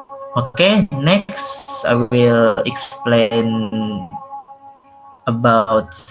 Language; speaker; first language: English; non-native, local second language; Indonesian